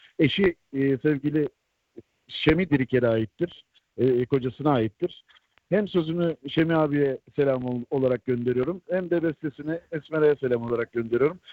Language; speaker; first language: Turkish; native; Turkish